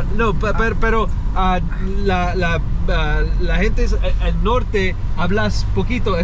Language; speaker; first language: Spanish; non-native, learner; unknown